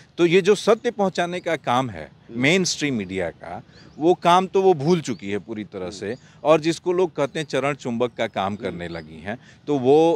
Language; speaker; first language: Hindi; native; Hindi